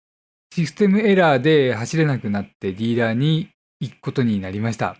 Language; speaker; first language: Japanese; native; Japanese